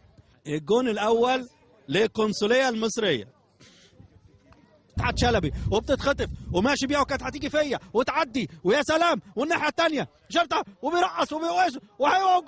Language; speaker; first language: Arabic; native; Arabic